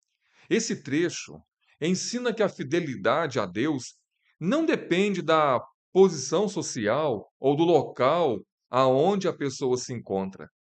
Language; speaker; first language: Portuguese; native; Portuguese